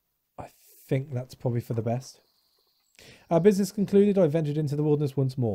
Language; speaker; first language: English; native; English